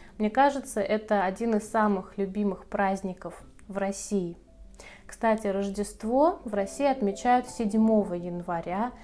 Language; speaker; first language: Russian; native; Russian